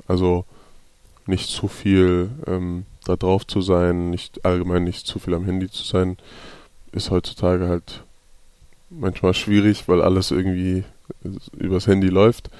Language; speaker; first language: German; native; German